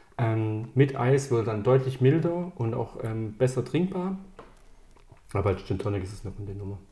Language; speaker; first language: German; early bilingual, other home language; Italian